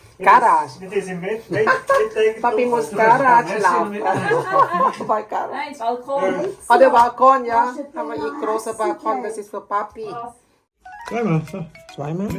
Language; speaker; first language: German; non-native, learner; Thai